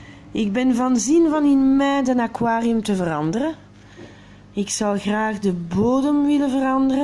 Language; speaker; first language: Dutch; non-native, local second language; French